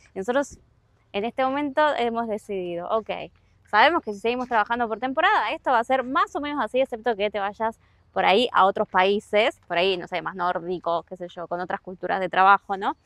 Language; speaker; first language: Spanish; native; Spanish